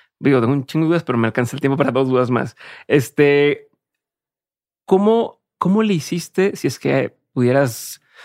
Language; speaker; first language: Spanish; native; Spanish